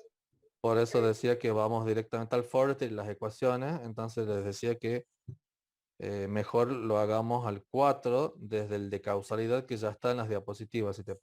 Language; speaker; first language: Spanish; native; Spanish